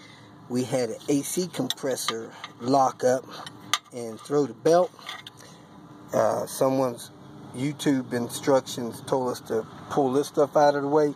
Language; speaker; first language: English; native; English